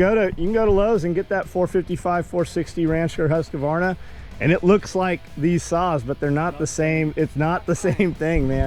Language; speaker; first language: English; native; English